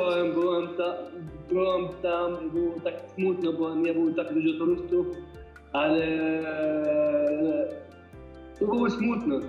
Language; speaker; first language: Polish; non-native, fluent; Arabic